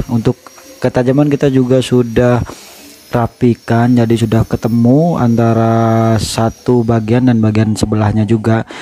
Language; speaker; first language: Indonesian; non-native, local second language; Madurese